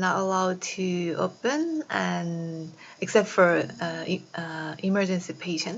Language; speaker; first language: English; non-native, fluent; Korean